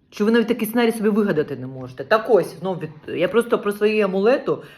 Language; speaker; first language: Ukrainian; native; Ukrainian